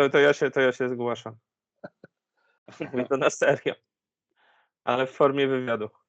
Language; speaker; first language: Polish; native; Polish